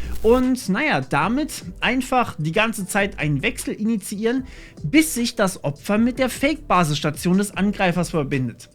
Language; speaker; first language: German; native; German